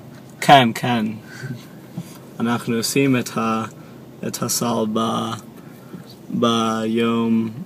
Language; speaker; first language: Hebrew; non-native, learner; English